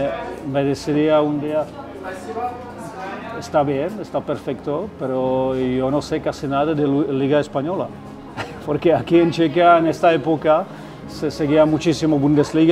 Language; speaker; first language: Spanish; non-native, fluent; Czech